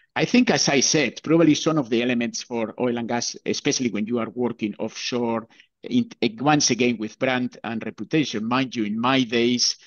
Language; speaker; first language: English; non-native, fluent; Spanish